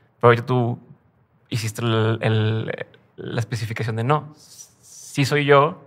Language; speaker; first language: Spanish; native; Spanish